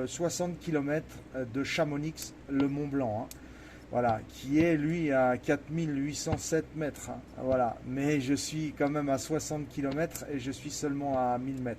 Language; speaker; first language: French; native; French